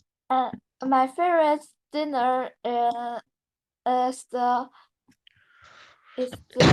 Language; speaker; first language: English; non-native, learner; Chinese